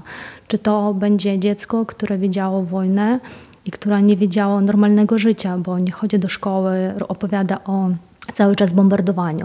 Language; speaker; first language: Polish; non-native, fluent; Ukrainian